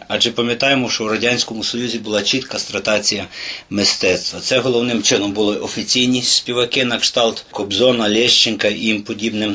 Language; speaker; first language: Ukrainian; native; Ukrainian